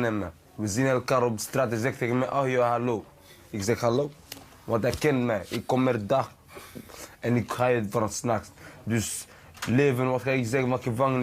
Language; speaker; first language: Dutch; early bilingual, other home language; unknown